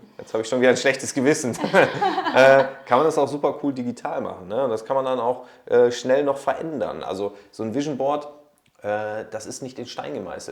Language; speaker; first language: German; native; German